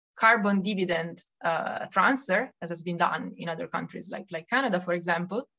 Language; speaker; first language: English; non-native, fluent; Italian